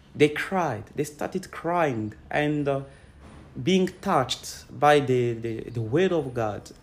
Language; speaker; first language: English; non-native, fluent; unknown